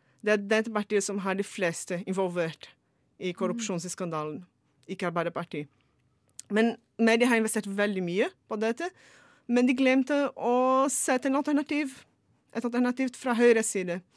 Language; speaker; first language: Norwegian; non-native, fluent; Portuguese